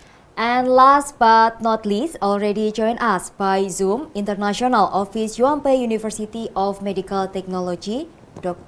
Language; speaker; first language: English; non-native, fluent; Indonesian